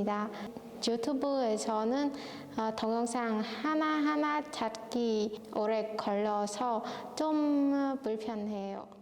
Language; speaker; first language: Korean; non-native, learner; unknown